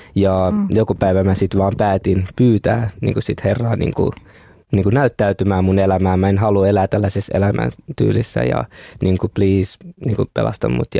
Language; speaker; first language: Finnish; early bilingual, other home language; Kinyarwanda